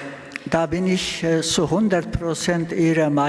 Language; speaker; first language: German; non-native, fluent; Turkish